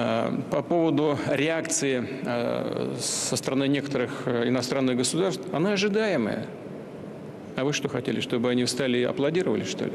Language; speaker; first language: Russian; native; Russian